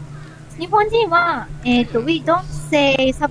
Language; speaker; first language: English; non-native, learner; Japanese